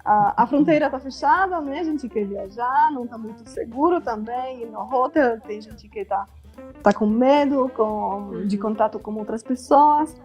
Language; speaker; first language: Portuguese; non-native, fluent; Polish